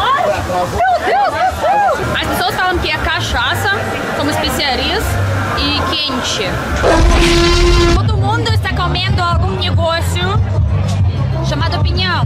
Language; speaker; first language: Portuguese; non-native, fluent; Russian